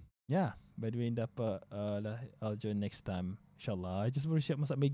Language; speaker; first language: English; non-native, local second language; Malay